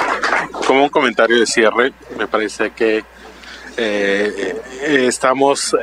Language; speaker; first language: Spanish; native; Spanish